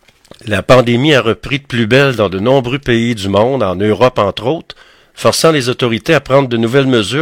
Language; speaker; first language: French; native; French